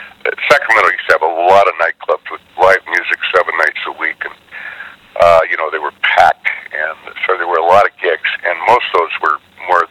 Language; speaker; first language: English; native; English